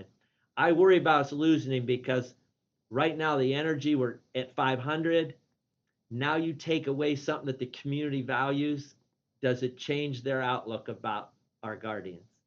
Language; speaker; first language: English; native; English